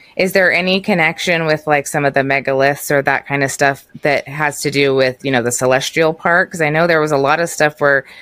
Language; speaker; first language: English; early bilingual, other home language; Norwegian